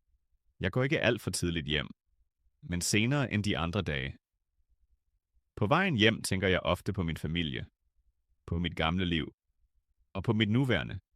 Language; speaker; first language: Danish; non-native, fluent; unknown